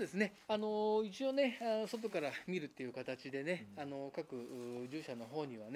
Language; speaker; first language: Japanese; native; Japanese